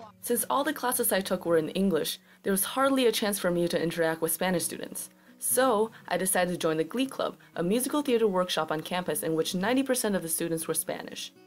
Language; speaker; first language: English; native; English